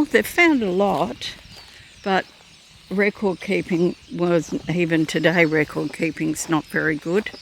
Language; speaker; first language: English; native; English